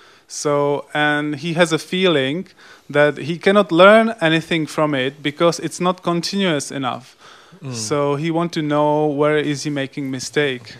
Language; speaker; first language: English; non-native, fluent; Czech